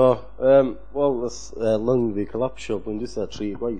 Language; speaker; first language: Welsh; native; Welsh